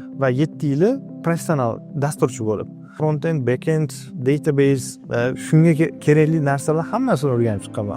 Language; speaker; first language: Uzbek; native; Uzbek